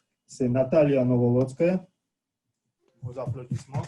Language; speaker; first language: French; non-native, fluent; Russian